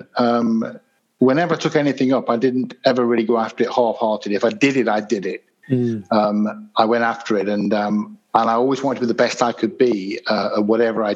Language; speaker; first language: English; native; English